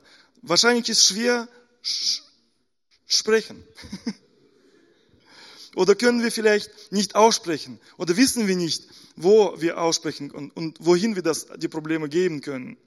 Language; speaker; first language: German; non-native, fluent; Russian